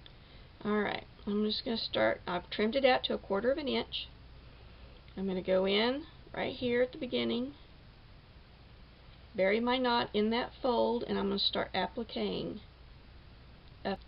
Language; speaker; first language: English; native; English